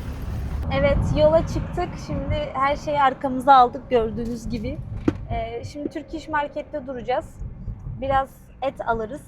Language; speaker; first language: Turkish; native; Turkish